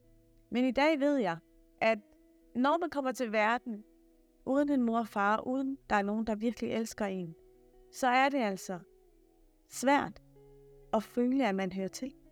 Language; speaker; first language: Danish; native; Danish